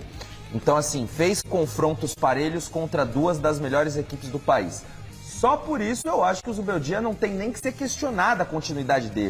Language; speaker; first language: Portuguese; native; Portuguese